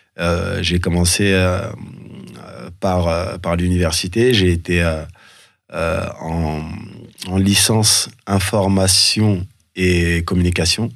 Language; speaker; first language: French; early bilingual, other home language; Soninke